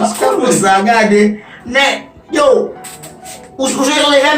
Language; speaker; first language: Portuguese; non-native, learner; Haitian Creole